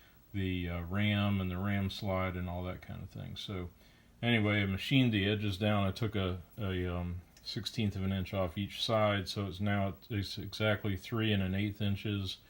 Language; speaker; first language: English; native; English